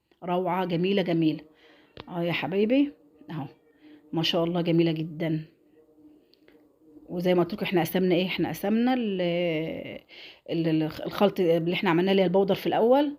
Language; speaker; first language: Arabic; native; Arabic